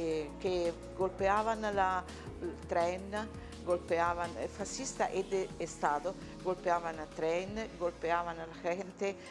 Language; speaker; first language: Spanish; non-native, learner; Italian